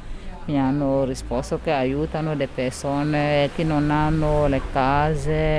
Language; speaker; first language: Italian; non-native, fluent; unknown